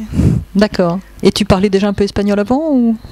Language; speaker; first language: French; native; French